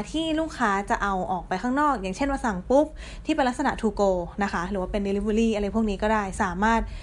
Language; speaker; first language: Thai; native; Thai